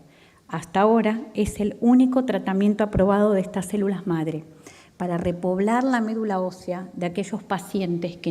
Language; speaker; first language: Spanish; native; Spanish